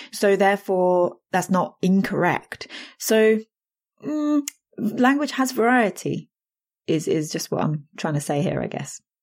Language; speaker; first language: English; native; English